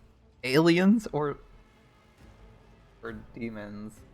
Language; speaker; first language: English; native; English